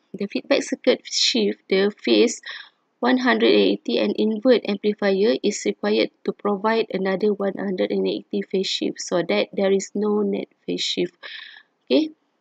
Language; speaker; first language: English; non-native, local second language; Malay